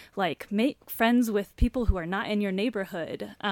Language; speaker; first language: English; native; English